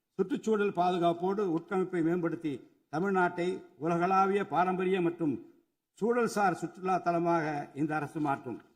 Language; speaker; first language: Tamil; native; Tamil